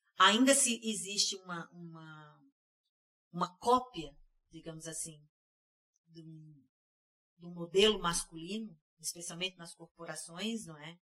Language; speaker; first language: Portuguese; early bilingual, heritage; Portuguese